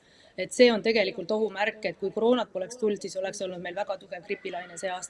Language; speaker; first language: Estonian; native; Estonian